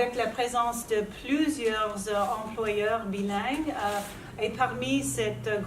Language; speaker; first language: French; non-native, local second language; English